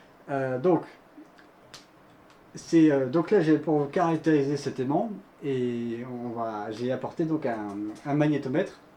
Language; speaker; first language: French; native; French